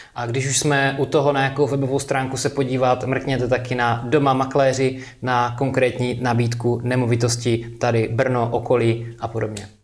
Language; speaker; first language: Czech; native; Czech